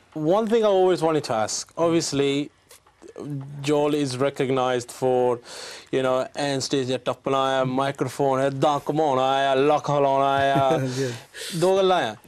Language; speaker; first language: Punjabi; early bilingual, heritage; Punjabi